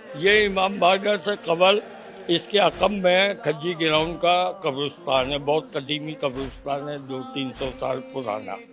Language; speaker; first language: Urdu; native; Urdu